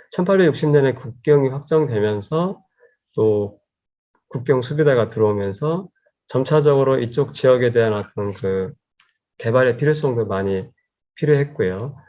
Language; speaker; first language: Korean; native; Korean